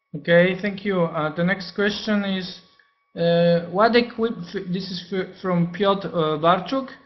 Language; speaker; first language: English; non-native, fluent; Polish